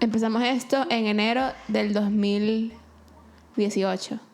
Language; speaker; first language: Spanish; native; Spanish